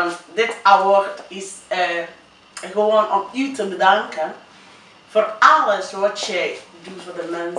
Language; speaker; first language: Dutch; non-native, fluent; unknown